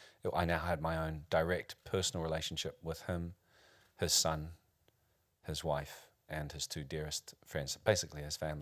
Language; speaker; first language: English; native; English